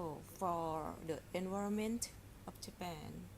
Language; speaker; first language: English; non-native, learner; Thai